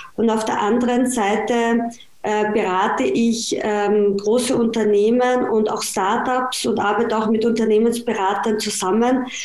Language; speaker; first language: German; native; German